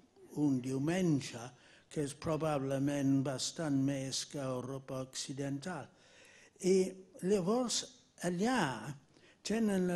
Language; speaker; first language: Catalan; non-native, fluent; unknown